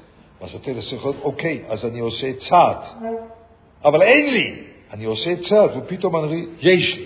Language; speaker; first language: Hebrew; non-native, fluent; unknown